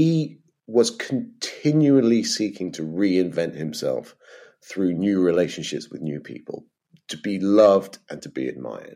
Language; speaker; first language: English; native; English